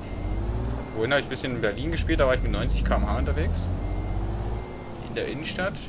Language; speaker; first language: German; native; German